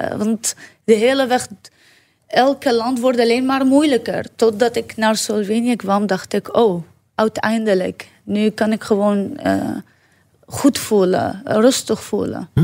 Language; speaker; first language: Dutch; non-native, learner; Arabic